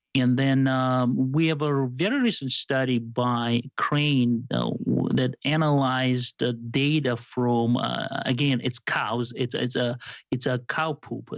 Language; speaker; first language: English; non-native, fluent; Georgian